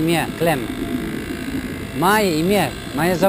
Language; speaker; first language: Russian; non-native, learner; Italian